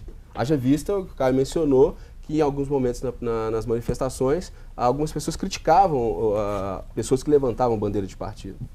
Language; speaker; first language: Portuguese; native; Portuguese